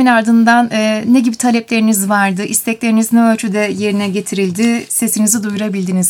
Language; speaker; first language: Turkish; native; Turkish